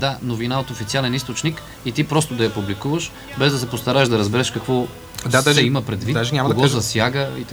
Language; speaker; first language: Bulgarian; native; Bulgarian